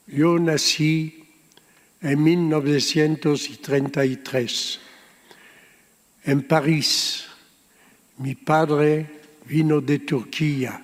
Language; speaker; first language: Spanish; early bilingual, heritage; Spanish